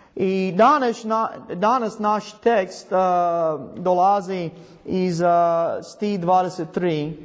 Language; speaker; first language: Croatian; non-native, learner; English